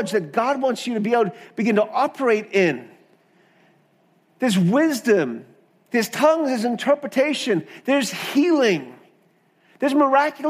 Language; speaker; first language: English; native; English